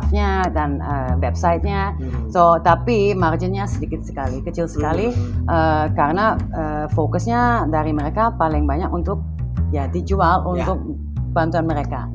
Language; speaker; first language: Indonesian; non-native, fluent; Dutch